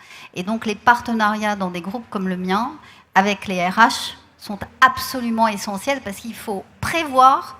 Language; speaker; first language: French; native; French